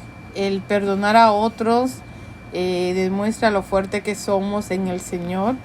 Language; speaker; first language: Spanish; early bilingual, heritage; Spanish